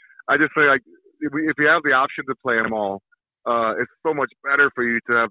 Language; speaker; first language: English; native; English